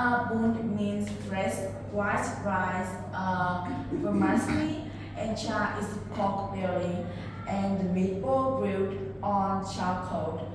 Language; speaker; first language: English; non-native, learner; Vietnamese